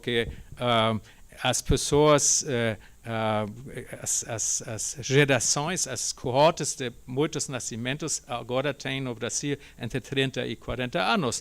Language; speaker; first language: Portuguese; non-native, fluent; German